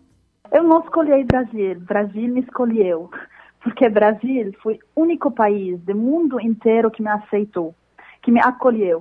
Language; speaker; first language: Portuguese; non-native, learner; Arabic